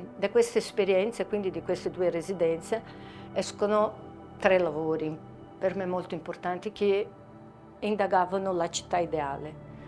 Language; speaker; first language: Italian; non-native, fluent; Portuguese